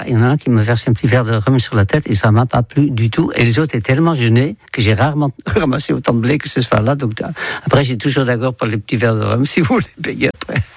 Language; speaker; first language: French; non-native, fluent; Dutch